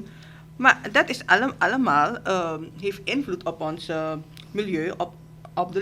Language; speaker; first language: Dutch; native; Dutch